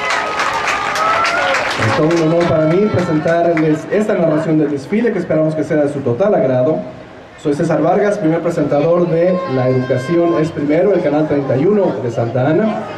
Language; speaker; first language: Spanish; native; Spanish